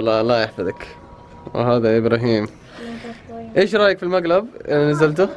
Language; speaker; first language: Arabic; native; Arabic